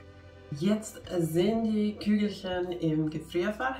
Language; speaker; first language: German; non-native, fluent; Finnish